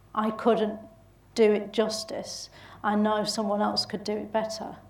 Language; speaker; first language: English; native; English